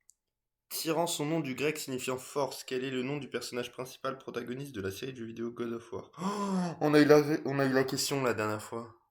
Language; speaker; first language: French; native; French